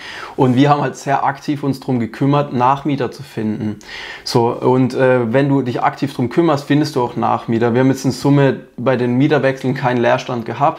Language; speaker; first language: German; native; German